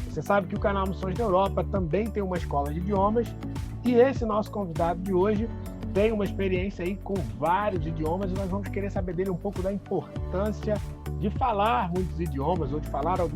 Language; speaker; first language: Portuguese; native; Portuguese